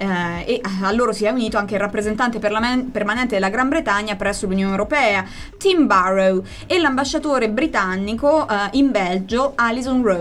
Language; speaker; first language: Italian; native; Italian